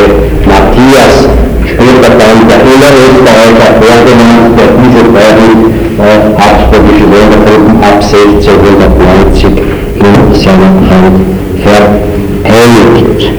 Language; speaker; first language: German; native; German